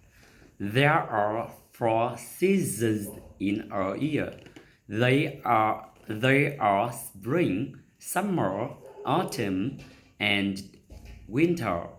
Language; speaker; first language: English; non-native, learner; Vietnamese